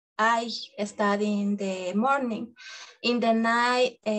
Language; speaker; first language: English; non-native, learner; Spanish